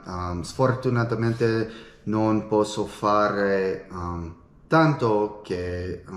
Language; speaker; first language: Italian; non-native, learner; English